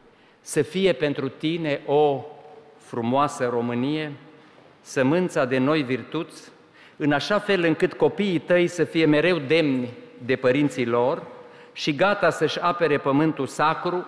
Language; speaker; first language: Romanian; native; Romanian